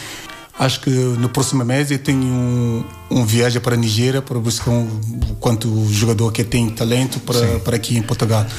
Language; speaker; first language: Portuguese; non-native, learner; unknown